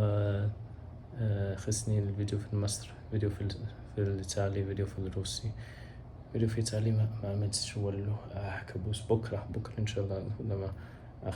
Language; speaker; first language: Arabic; non-native, learner; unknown